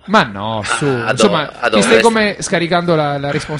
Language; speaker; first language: Italian; native; Italian